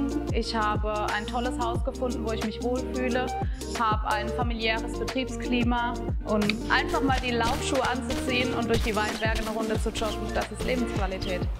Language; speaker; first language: German; native; German